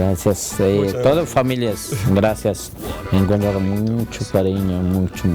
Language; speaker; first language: Spanish; non-native, local second language; Quechua